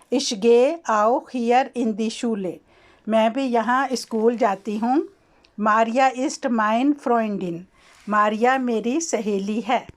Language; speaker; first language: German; non-native, learner; Urdu